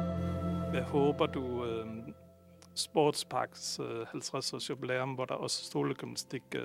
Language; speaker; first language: Danish; native; Danish